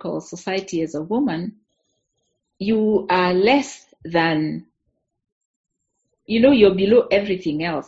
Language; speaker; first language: English; non-native, local second language; Meru